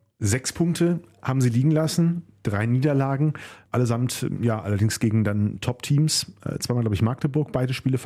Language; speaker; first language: German; native; German